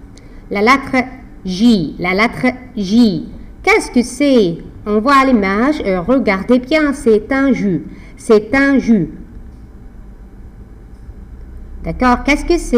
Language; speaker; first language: French; non-native, fluent; Arabic